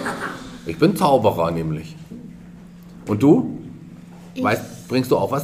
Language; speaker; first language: German; native; German